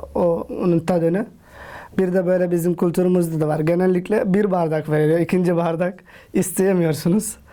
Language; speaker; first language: Turkish; non-native, fluent; Urdu